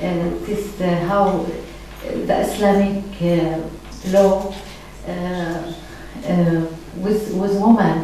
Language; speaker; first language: English; non-native, learner; Arabic